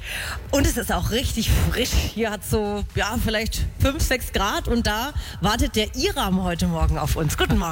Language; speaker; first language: German; native; German